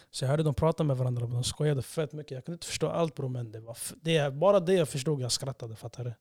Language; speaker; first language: Swedish; early bilingual, other home language; English